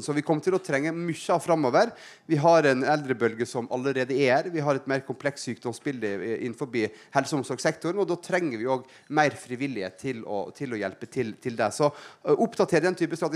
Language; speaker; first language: Norwegian; native; Norwegian